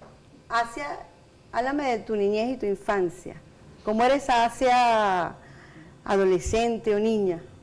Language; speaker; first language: Spanish; native; Spanish